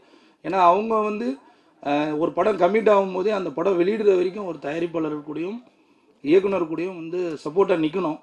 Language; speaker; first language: Tamil; native; Tamil